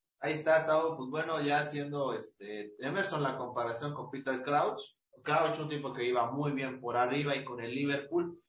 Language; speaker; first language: Spanish; native; Spanish